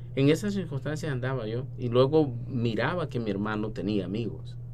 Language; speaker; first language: Spanish; native; Spanish